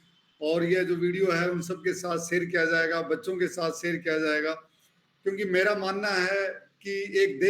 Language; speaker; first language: Hindi; native; Hindi